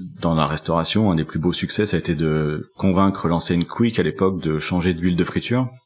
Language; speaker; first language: French; native; French